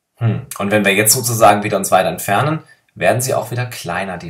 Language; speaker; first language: German; native; German